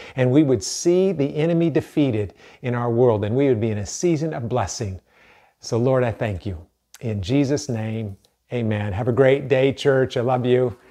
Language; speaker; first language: English; native; English